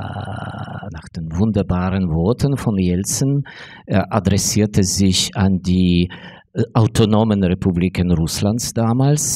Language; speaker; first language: German; non-native, fluent; Ukrainian